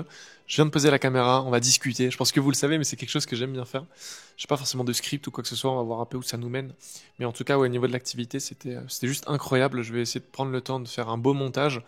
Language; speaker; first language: French; native; French